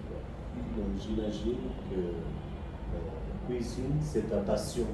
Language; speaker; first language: French; non-native, fluent; Bangla